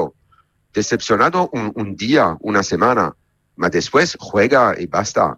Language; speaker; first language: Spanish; non-native, learner; Italian